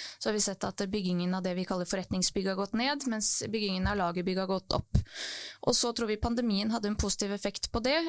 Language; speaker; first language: Norwegian; early bilingual, other home language; Bosnian